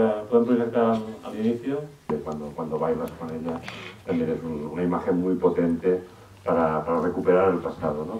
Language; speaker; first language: Spanish; native; Spanish